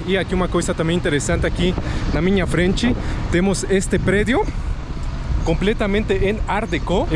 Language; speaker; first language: Portuguese; non-native, fluent; Spanish